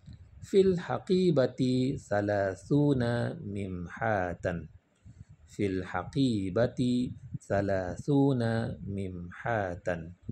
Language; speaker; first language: Arabic; non-native, fluent; Malay